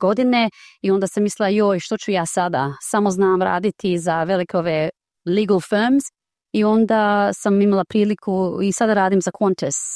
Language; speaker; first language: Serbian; early bilingual, heritage; Croatian